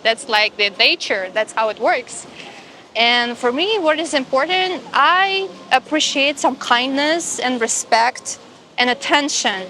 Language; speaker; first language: English; non-native, fluent; Russian